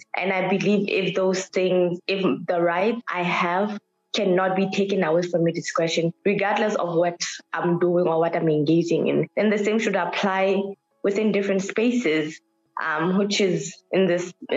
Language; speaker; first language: English; non-native, local second language; Southern Sotho